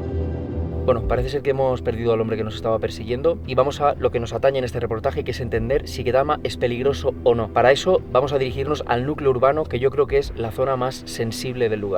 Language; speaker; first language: Spanish; native; Spanish